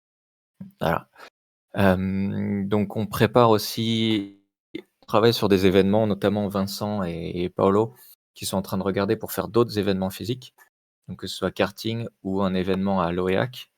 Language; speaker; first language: French; native; French